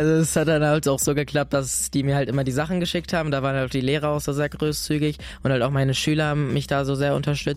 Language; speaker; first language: German; native; German